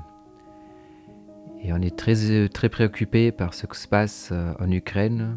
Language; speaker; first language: French; non-native, fluent; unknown